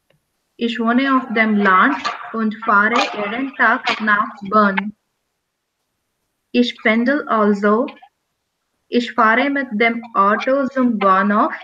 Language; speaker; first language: German; non-native, learner; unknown